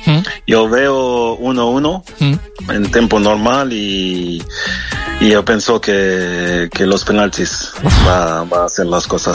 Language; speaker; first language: Spanish; non-native, fluent; French